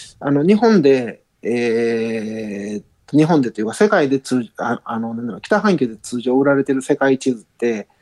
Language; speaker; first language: Japanese; native; Japanese